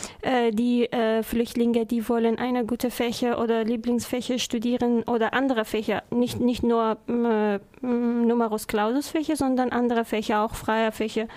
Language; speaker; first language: German; non-native, learner; Persian